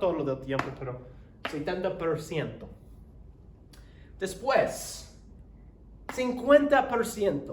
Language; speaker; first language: Spanish; non-native, learner; English